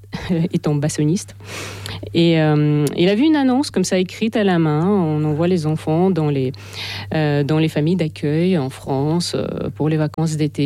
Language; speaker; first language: French; non-native, fluent; Russian